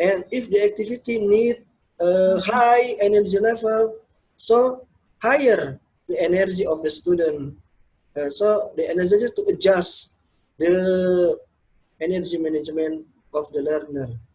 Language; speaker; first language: English; non-native, learner; Indonesian